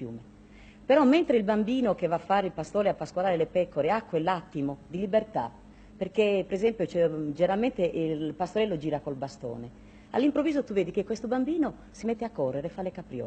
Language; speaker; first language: Italian; non-native, local second language; Sardinian